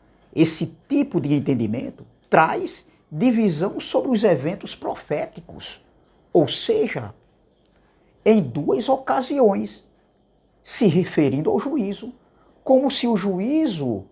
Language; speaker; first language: Portuguese; native; Portuguese